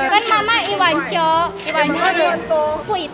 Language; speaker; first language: Chinese; non-native, learner; Indonesian